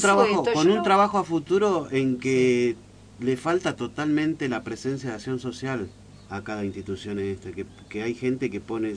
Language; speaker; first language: Spanish; native; Spanish